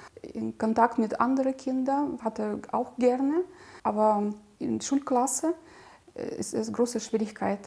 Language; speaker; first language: German; non-native, fluent; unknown